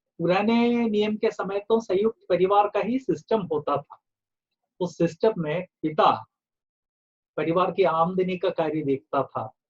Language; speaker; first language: Hindi; native; Hindi